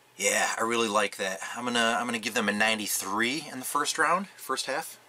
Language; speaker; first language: English; native; English